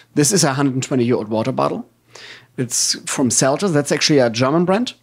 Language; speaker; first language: English; non-native, fluent; German